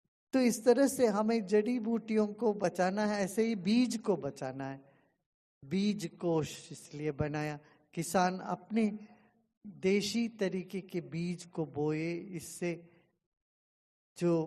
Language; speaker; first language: Hindi; non-native, local second language; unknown